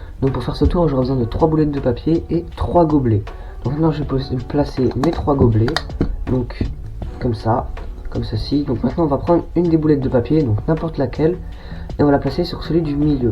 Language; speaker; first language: French; native; French